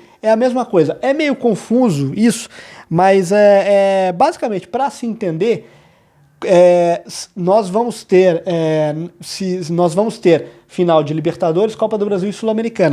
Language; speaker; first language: Portuguese; native; Portuguese